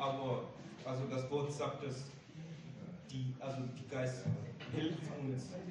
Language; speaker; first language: German; non-native, learner; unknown